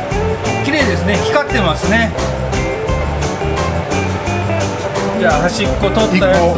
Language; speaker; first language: Japanese; native; Japanese